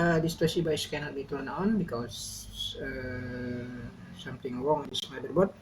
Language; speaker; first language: English; non-native, learner; Indonesian